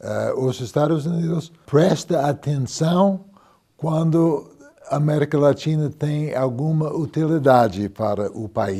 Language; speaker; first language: Portuguese; non-native, fluent; English